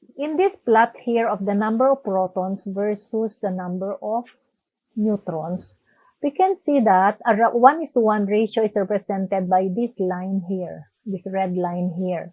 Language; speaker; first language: English; non-native, local second language; Filipino